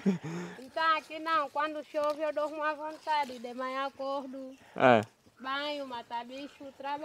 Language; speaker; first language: Portuguese; non-native, local second language; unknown